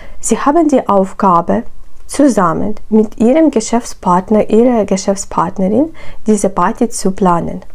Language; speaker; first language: German; non-native, fluent; Ukrainian